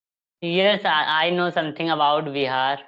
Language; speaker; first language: English; non-native, learner; Hindi